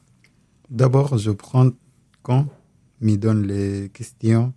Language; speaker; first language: French; non-native, learner; Arabic